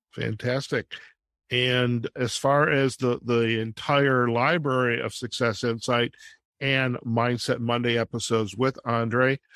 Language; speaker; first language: English; native; English